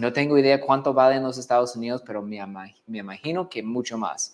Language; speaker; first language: Spanish; non-native, fluent; English